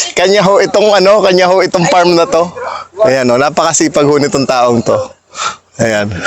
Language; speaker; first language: Filipino; native; Filipino